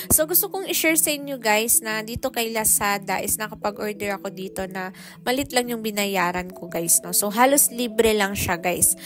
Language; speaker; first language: Filipino; non-native, local second language; Cebuano